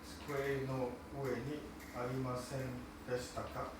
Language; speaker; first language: Japanese; non-native, learner; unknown